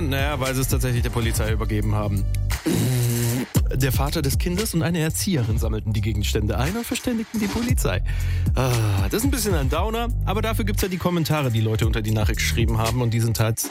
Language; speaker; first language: German; native; German